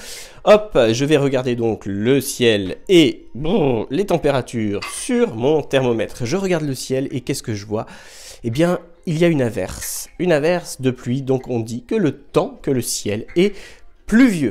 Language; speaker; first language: French; native; French